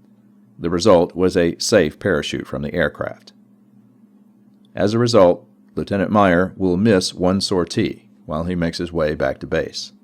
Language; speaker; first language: English; native; English